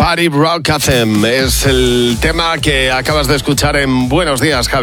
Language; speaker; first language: Spanish; native; Spanish